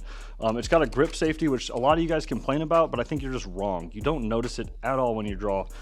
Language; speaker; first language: English; native; English